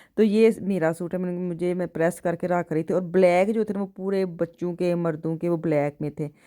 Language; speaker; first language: Urdu; non-native, local second language; Punjabi